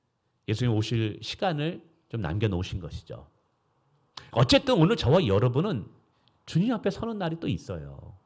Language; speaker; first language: Korean; native; Korean